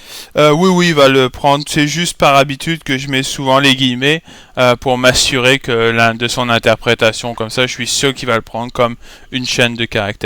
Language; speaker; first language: French; native; French